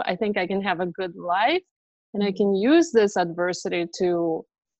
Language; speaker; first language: English; non-native, fluent; Russian